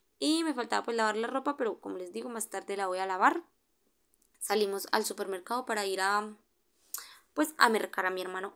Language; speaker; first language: Spanish; native; Spanish